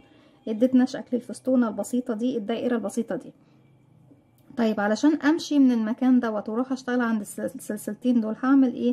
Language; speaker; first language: Arabic; native; Arabic